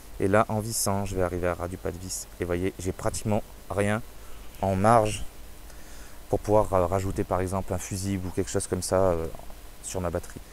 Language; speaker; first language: French; native; French